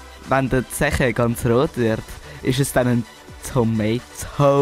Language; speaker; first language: German; native; German